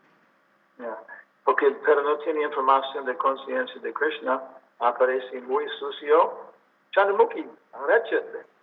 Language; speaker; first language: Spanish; non-native, learner; English